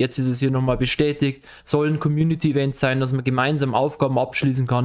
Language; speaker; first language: German; native; German